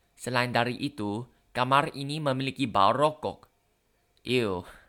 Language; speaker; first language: Indonesian; non-native, learner; Thai